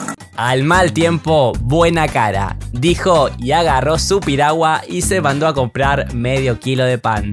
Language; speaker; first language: Spanish; native; Spanish